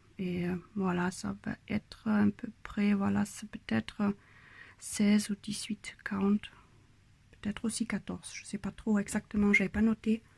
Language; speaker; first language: French; non-native, fluent; German